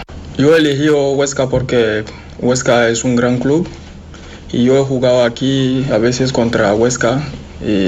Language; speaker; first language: Spanish; non-native, fluent; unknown